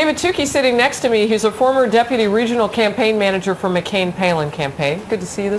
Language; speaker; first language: English; native; English